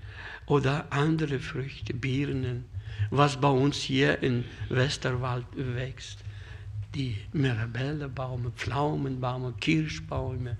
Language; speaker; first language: German; non-native, fluent; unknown